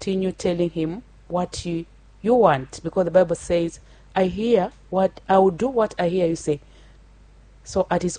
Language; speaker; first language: English; non-native, local second language; Bemba